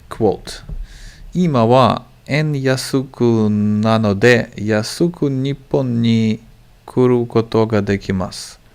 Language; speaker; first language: Japanese; non-native, learner; English